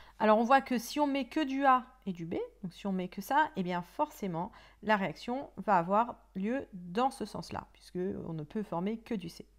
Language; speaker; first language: French; native; French